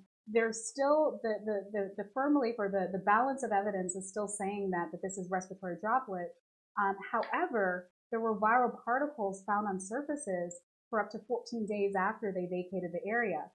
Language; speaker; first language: English; native; English